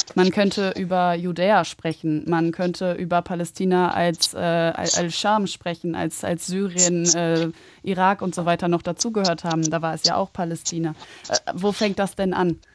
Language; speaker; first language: German; native; German